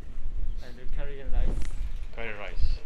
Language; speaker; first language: English; non-native, learner; Japanese